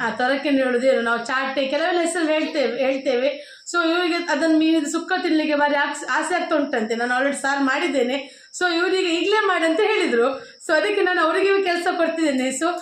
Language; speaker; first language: Kannada; non-native, local second language; Tulu